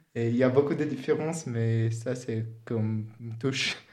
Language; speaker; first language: French; non-native, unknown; Georgian